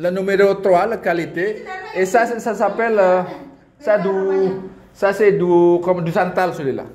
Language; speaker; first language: French; non-native, learner; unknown